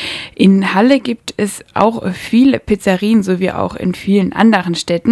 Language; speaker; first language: German; native; German